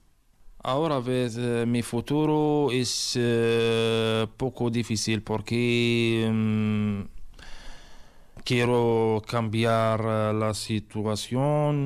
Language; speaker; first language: Spanish; non-native, learner; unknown